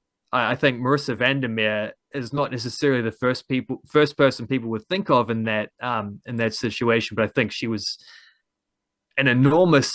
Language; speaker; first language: English; native; English